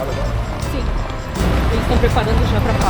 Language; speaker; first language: Portuguese; native; Portuguese